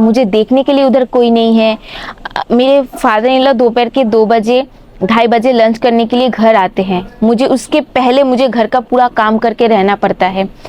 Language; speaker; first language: Hindi; non-native, local second language; Bangla